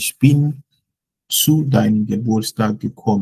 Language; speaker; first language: German; non-native, fluent; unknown